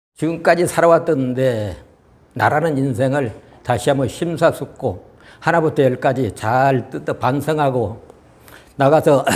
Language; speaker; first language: Korean; native; Korean